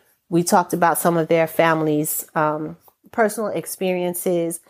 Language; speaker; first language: English; native; English